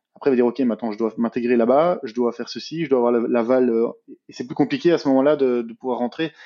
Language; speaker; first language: French; native; French